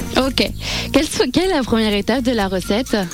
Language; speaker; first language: French; native; French